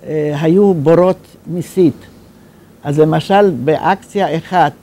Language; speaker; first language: Hebrew; non-native, fluent; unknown